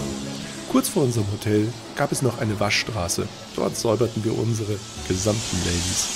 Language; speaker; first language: German; native; German